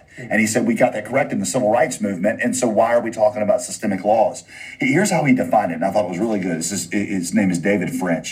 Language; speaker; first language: English; non-native, fluent; German